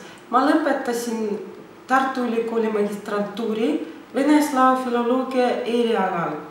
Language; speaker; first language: Estonian; non-native, local second language; Russian